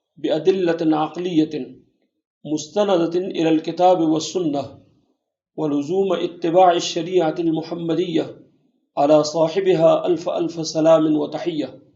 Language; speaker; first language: Arabic; non-native, fluent; Urdu